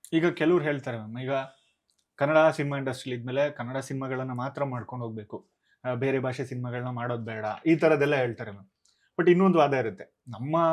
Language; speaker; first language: Kannada; native; Kannada